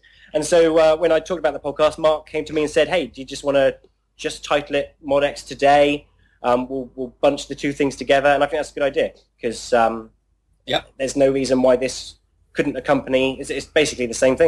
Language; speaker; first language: English; native; English